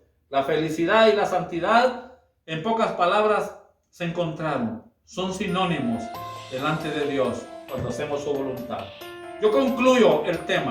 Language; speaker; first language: Spanish; native; Spanish